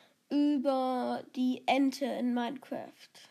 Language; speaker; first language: German; native; German